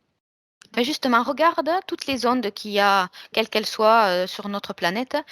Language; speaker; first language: French; native; French